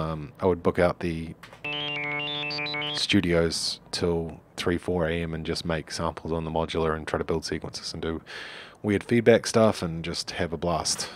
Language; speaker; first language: English; native; English